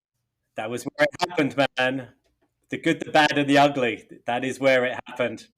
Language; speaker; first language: English; native; English